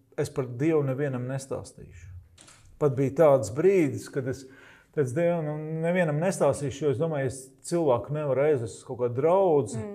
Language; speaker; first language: Latvian; native; Latvian